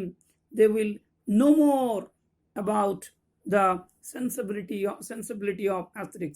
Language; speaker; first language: English; non-native, local second language; Bangla